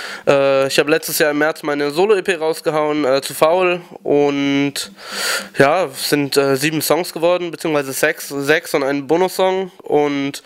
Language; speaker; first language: German; native; German